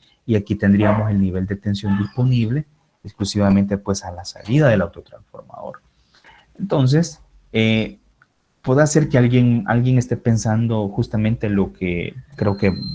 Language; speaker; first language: Spanish; native; Spanish